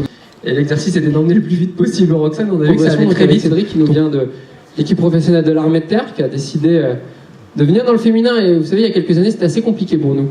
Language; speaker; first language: French; native; French